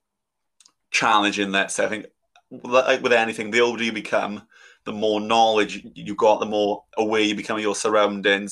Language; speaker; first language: English; native; English